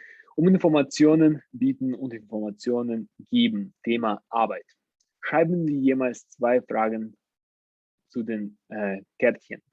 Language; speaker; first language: German; non-native, fluent; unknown